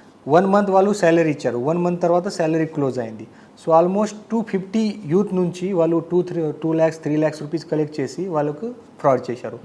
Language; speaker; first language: Telugu; non-native, fluent; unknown